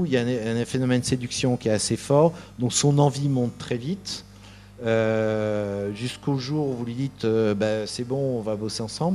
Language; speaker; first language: French; native; French